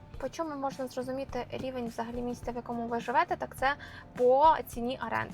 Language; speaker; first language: Ukrainian; native; Ukrainian